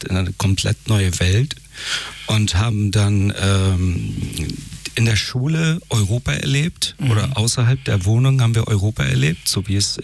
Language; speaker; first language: German; early bilingual, other home language; Persian